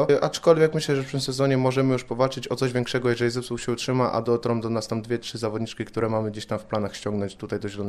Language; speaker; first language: Polish; native; Polish